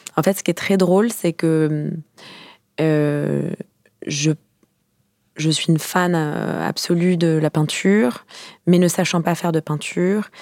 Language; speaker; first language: French; native; French